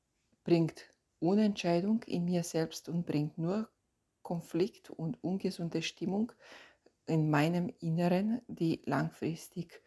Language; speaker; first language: German; non-native, fluent; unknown